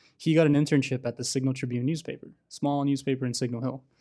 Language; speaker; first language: English; native; English